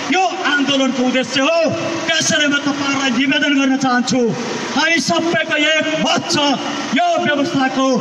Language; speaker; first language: Nepali; native; Nepali